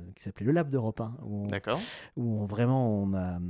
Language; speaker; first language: French; native; French